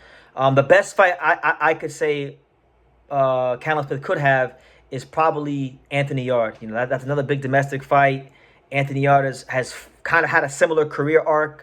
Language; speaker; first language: English; native; English